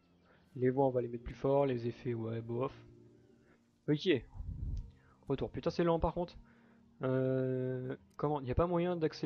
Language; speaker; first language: French; native; French